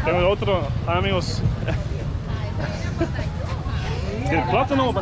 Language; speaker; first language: Spanish; non-native, learner; English